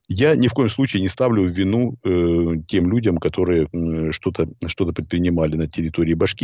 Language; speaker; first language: Russian; native; Russian